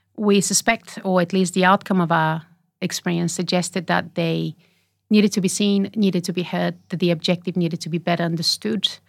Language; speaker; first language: English; non-native, fluent; Bulgarian